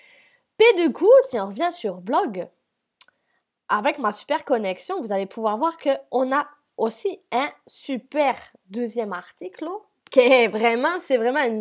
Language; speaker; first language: French; native; French